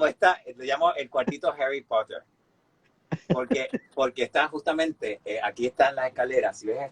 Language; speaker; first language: Spanish; native; Spanish